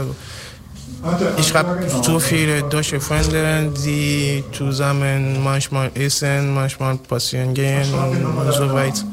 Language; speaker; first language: German; non-native, fluent; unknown